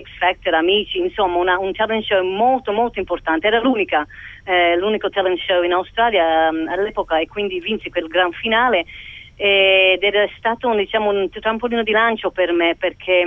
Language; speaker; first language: Italian; early bilingual, heritage; English